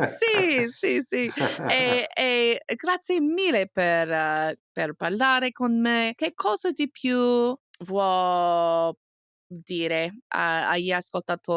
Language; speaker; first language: Italian; non-native, learner; English